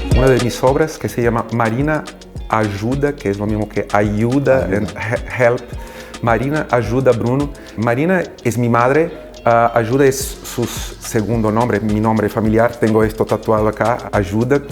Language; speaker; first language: Spanish; non-native, fluent; Portuguese